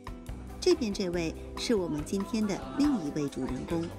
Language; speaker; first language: Chinese; native; Chinese